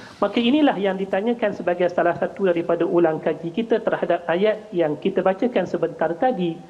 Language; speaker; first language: Malay; native; Malay